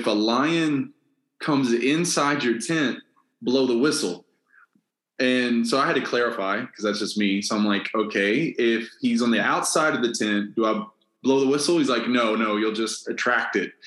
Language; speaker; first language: English; native; English